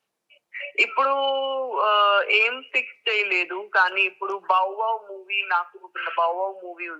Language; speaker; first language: Telugu; non-native, learner; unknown